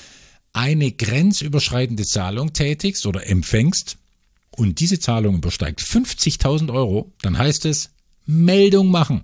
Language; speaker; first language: German; native; German